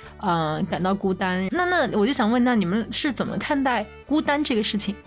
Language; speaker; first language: Chinese; native; Chinese